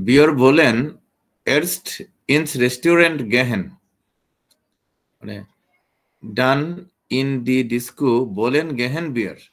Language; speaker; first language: German; non-native, learner; Bangla